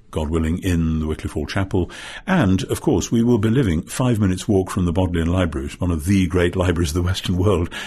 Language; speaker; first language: English; native; English